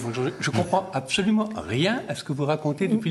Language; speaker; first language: French; native; French